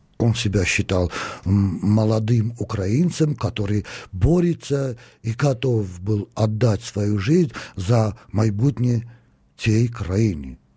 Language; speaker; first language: Russian; non-native, local second language; Armenian